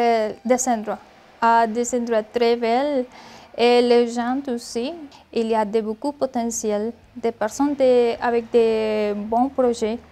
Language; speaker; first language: French; non-native, learner; Spanish